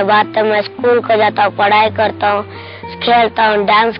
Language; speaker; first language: Hindi; non-native, local second language; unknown